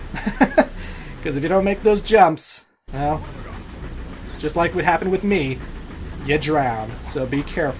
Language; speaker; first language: English; native; English